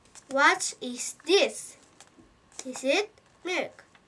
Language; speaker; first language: English; non-native, learner; Korean